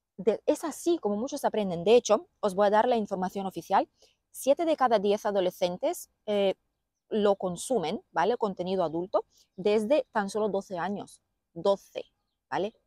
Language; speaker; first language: Spanish; non-native, fluent; Lithuanian